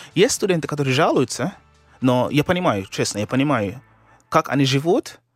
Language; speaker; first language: Russian; non-native, fluent; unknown